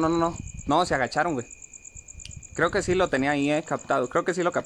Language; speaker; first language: Spanish; native; Spanish